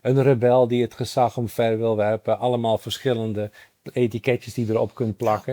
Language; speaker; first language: Dutch; native; Dutch